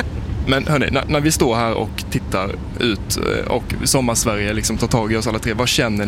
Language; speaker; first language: Swedish; native; Swedish